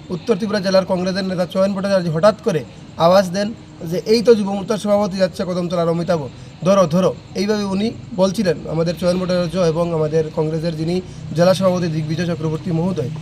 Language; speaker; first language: Bangla; native; Bangla